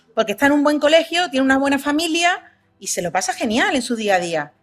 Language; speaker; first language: Spanish; native; Spanish